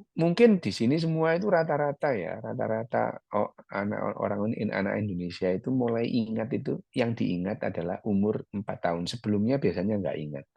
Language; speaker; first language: Indonesian; early bilingual, other home language; Arabic